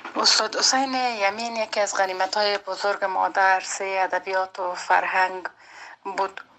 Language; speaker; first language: Persian; native; Persian